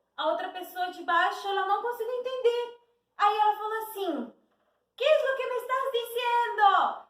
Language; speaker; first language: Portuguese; native; Portuguese